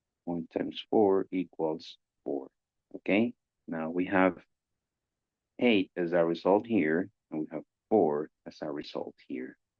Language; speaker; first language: English; non-native, fluent; Spanish